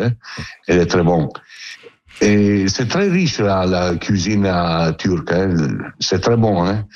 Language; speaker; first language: French; non-native, fluent; Italian